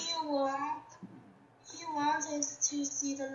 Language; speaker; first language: English; non-native, learner; Chinese